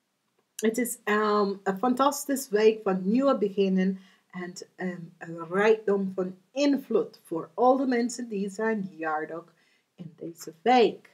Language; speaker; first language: Dutch; non-native, learner; English